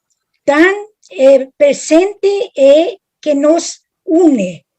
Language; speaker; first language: Spanish; non-native, fluent; Italian